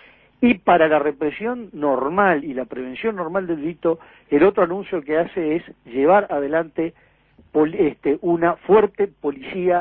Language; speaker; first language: Spanish; native; Spanish